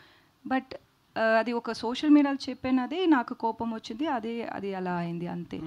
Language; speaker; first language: Telugu; non-native, learner; Tamil